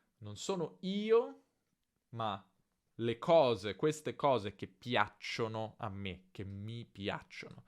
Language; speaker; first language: Italian; native; Italian